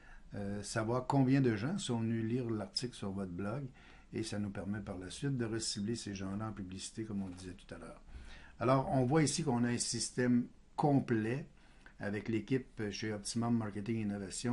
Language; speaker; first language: French; native; French